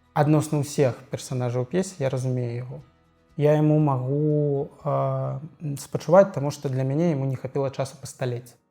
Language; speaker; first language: Belarusian; non-native, local second language; Russian